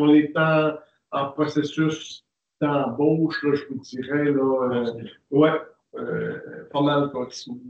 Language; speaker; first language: French; native; French